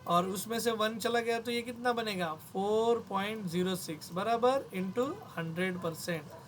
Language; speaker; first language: Hindi; non-native, local second language; Marathi